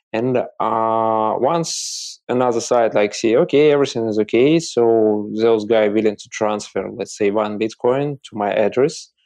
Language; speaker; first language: English; non-native, learner; Russian